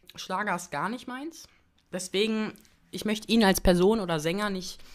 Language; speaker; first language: German; native; German